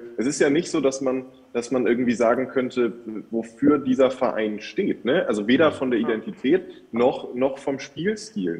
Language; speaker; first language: German; native; German